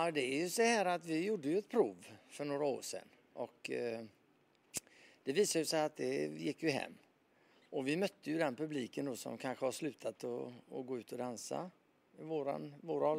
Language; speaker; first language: Swedish; native; Swedish